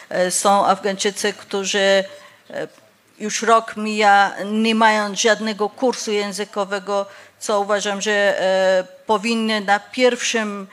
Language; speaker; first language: Polish; non-native, fluent; Persian